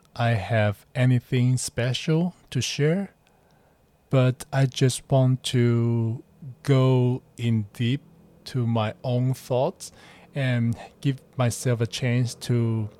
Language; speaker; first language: English; non-native, fluent; Chinese